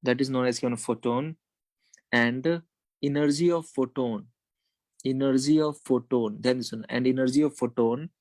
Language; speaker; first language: English; non-native, local second language; Nepali